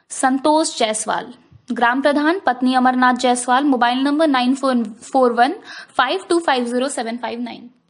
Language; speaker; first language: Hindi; native; Hindi